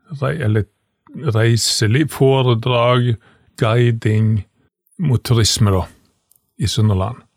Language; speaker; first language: Norwegian; native; Norwegian